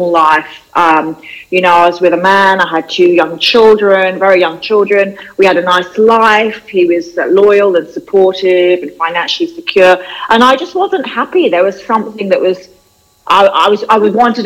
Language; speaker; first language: English; native; English